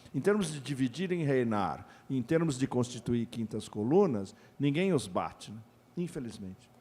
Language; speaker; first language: Portuguese; native; Portuguese